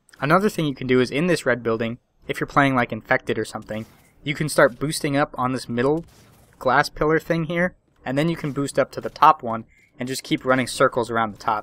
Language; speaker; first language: English; native; English